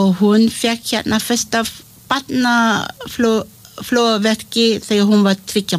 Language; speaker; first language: Icelandic; non-native, learner; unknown